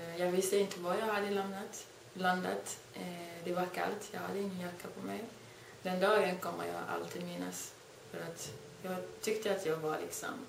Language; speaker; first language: Swedish; non-native, fluent; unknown